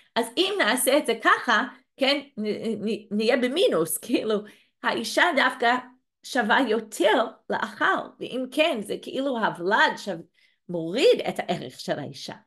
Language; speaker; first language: Hebrew; non-native, fluent; English